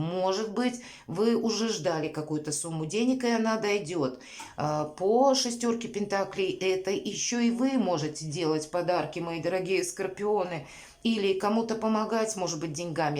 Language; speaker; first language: Russian; native; Russian